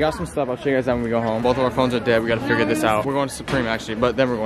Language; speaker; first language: English; native; English